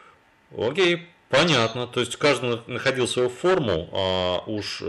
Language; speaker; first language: Russian; native; Russian